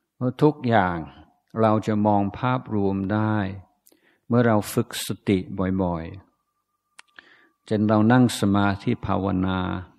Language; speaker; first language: Thai; non-native, fluent; English